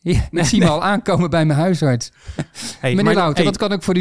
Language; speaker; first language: Dutch; native; Dutch